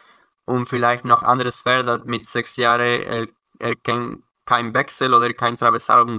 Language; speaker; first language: German; non-native, learner; Spanish